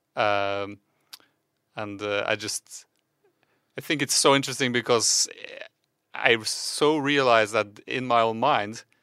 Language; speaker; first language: English; non-native, fluent; Norwegian